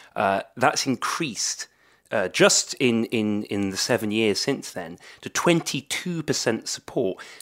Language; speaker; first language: English; native; English